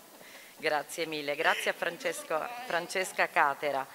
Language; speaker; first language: Italian; native; Italian